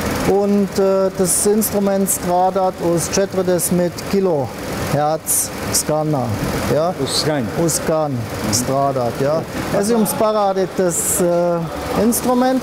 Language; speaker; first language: Latvian; non-native, learner; German